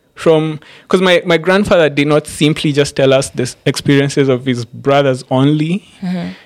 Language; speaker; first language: English; non-native, local second language; Embu